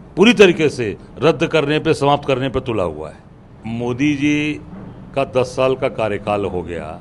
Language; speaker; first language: Hindi; native; Hindi